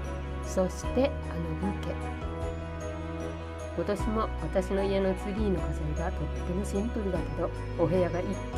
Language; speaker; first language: Japanese; native; Japanese